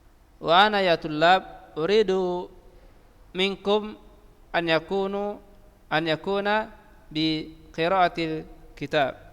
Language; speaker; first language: Arabic; non-native, fluent; Indonesian